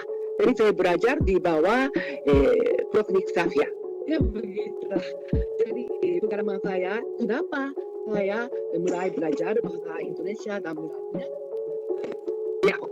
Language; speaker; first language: Indonesian; non-native, fluent; Japanese